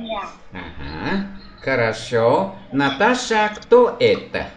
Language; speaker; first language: Russian; non-native, fluent; Vietnamese